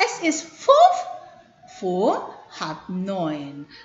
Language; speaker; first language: German; non-native, fluent; Indonesian